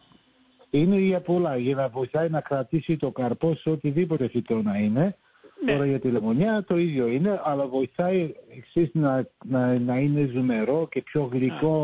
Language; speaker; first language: Greek; early bilingual, heritage; Greek